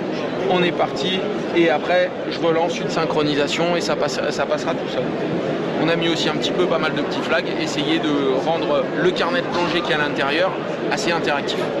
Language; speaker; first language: French; native; French